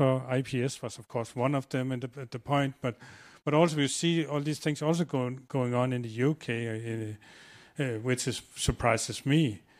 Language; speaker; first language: English; non-native, fluent; Danish